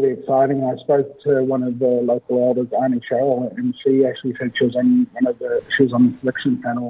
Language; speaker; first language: English; native; English